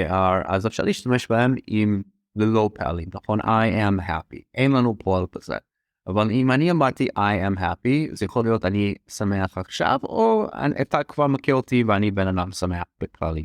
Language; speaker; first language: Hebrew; non-native, fluent; English